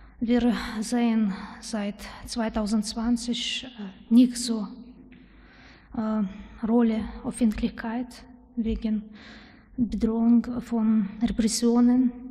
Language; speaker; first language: German; non-native, learner; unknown